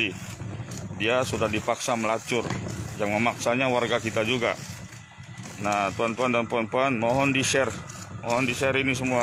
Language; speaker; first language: Indonesian; native; Indonesian